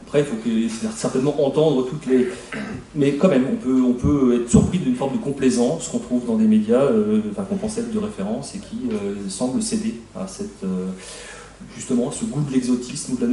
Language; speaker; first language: French; native; French